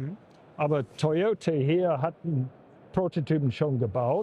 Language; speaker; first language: German; non-native, fluent; English